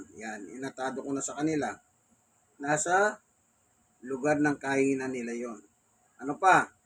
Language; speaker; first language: Filipino; non-native, local second language; Pampanga